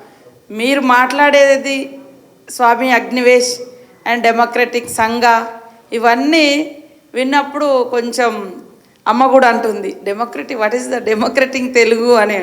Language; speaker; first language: Telugu; native; Telugu